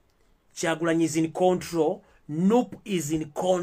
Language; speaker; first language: English; non-native, local second language; Ganda